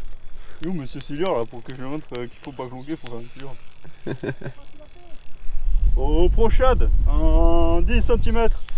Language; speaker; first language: French; native; French